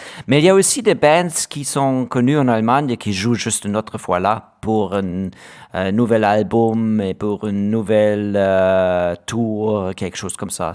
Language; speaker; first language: French; non-native, learner; German